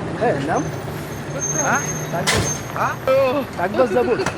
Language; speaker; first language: Russian; non-native, learner; Bangla